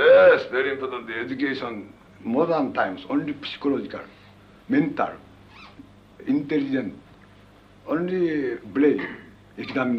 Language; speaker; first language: English; non-native, learner; Japanese